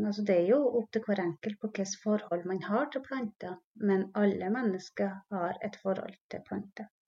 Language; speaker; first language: Norwegian; non-native, local second language; Northern Sami